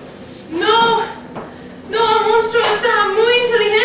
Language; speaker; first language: Spanish; non-native, learner; English